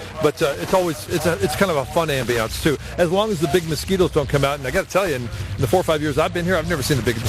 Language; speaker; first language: English; native; English